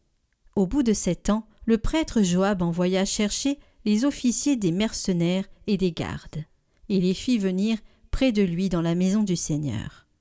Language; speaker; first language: French; native; French